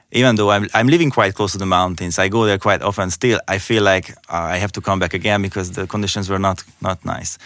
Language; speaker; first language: English; non-native, fluent; Hungarian